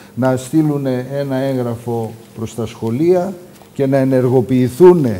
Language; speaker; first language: Greek; native; Greek